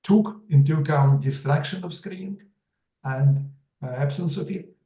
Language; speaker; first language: English; non-native, fluent; Russian